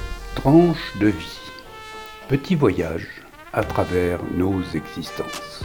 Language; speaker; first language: French; native; French